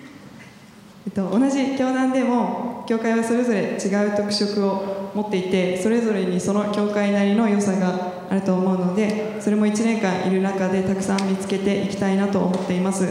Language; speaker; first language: Japanese; native; Japanese